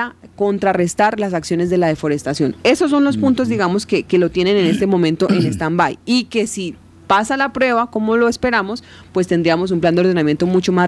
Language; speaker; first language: Spanish; native; Spanish